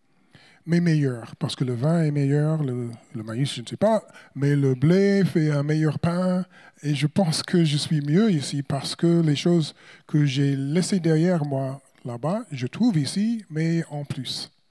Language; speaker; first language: French; non-native, fluent; English